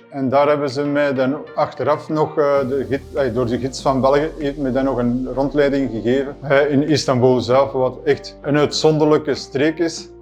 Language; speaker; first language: Dutch; native; Dutch